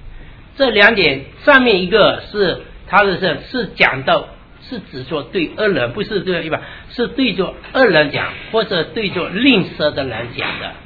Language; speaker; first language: Chinese; native; Chinese